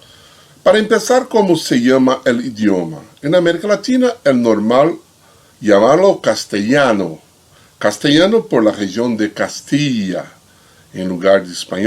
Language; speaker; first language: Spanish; non-native, fluent; Portuguese